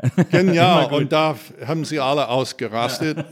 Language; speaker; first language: German; non-native, fluent; English